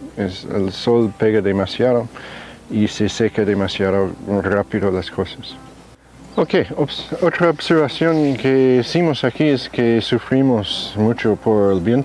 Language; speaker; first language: Spanish; non-native, fluent; English